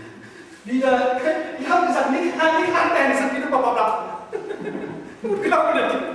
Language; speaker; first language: German; non-native, learner; Vietnamese